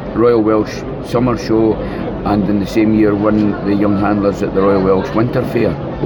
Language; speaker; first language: English; native; English